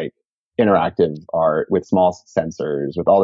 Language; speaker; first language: English; native; English